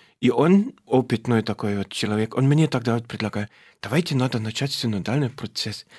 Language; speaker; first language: Russian; non-native, fluent; German